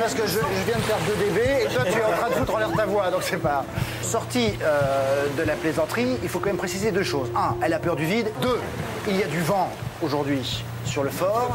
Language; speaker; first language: French; native; French